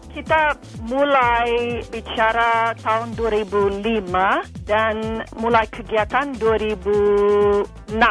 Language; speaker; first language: Indonesian; non-native, fluent; English